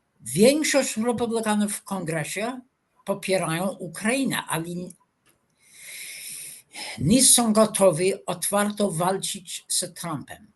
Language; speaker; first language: Polish; non-native, fluent; English